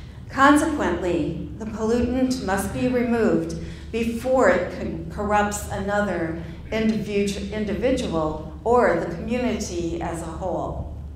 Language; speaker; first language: English; native; English